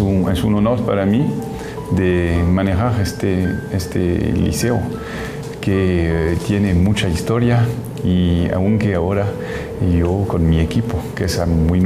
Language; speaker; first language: Spanish; non-native, fluent; French